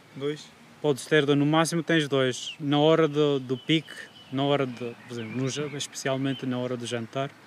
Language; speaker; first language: Portuguese; non-native, fluent; Turkish